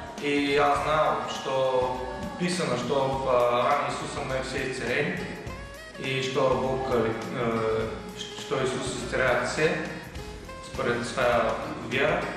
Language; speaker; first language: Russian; non-native, learner; Bulgarian